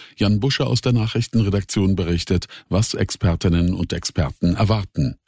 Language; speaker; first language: German; native; German